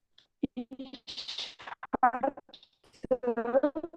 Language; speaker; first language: German; non-native, fluent; French